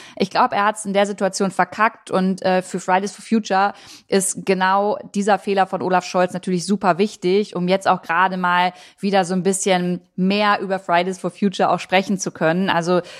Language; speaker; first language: German; native; German